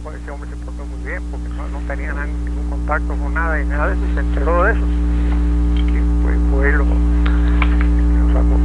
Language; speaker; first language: Spanish; native; Spanish